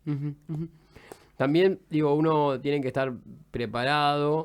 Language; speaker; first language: Spanish; native; Spanish